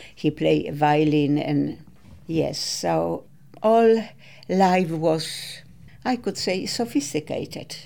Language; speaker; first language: English; non-native, learner; Polish